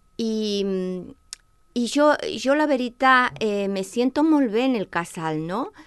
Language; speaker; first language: Catalan; non-native, local second language; Spanish